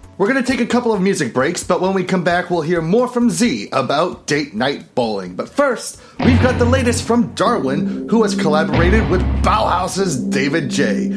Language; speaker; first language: English; native; English